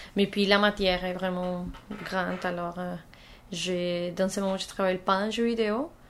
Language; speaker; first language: French; non-native, fluent; Spanish